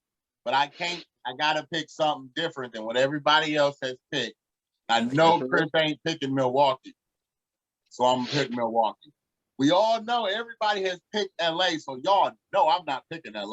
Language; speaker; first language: English; native; English